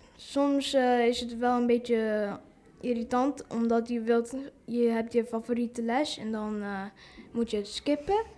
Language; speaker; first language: Dutch; early bilingual, other home language; English